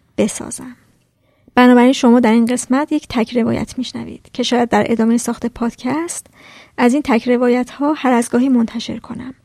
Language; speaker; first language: Persian; native; Persian